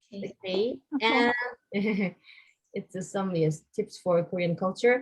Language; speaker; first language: English; non-native, fluent; Korean